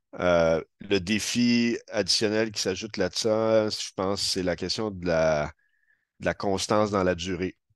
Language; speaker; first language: French; native; French